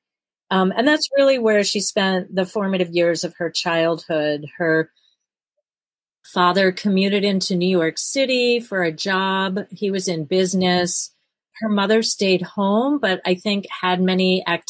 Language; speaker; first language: English; native; English